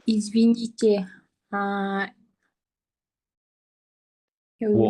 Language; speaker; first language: Russian; non-native, local second language; Kyrgyz